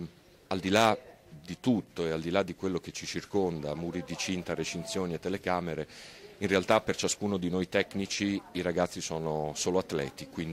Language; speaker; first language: Italian; native; Italian